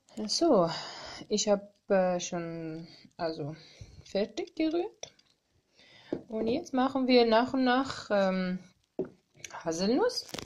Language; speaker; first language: German; non-native, learner; Armenian